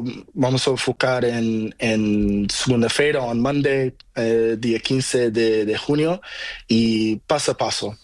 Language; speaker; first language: Spanish; non-native, learner; Portuguese